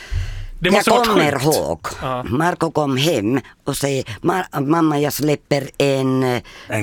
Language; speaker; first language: Swedish; non-native, fluent; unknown